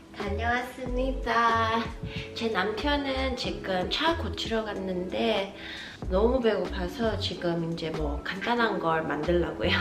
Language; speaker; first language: Korean; early bilingual, heritage; Korean